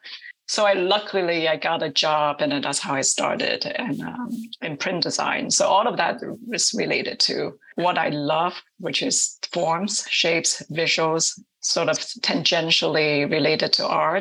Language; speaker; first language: English; non-native, local second language; Cantonese